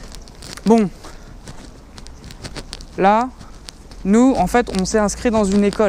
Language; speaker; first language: French; native; French